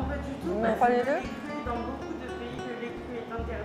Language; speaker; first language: French; native; French